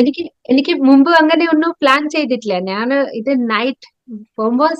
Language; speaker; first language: Malayalam; non-native, local second language; Odia